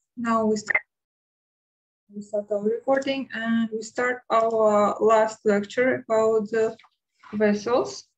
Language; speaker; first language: English; non-native, learner; Russian